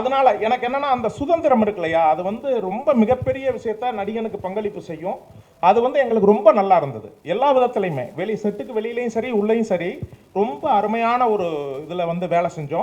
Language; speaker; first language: Tamil; native; Tamil